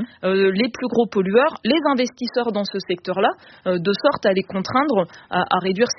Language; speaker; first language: French; native; French